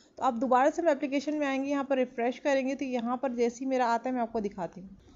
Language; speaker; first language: Urdu; non-native, local second language; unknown